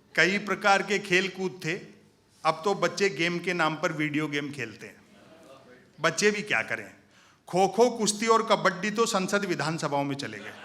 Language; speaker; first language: Hindi; native; Hindi